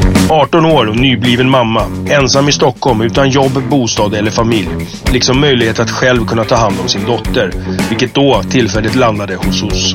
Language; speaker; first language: Swedish; native; Swedish